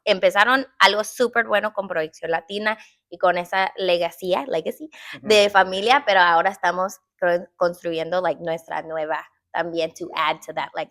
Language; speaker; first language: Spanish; early bilingual, heritage; English